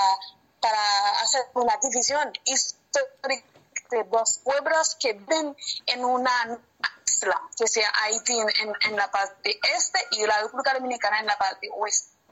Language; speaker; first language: Spanish; non-native, learner; Haitian Creole